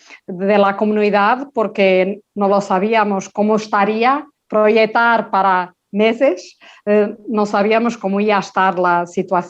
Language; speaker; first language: Spanish; non-native, local second language; Portuguese